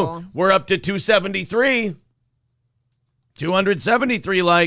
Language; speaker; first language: English; native; English